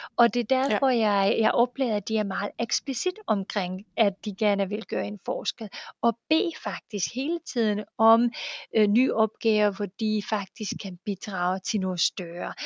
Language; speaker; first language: Danish; non-native, fluent; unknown